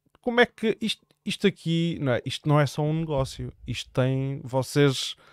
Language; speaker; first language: Portuguese; native; Portuguese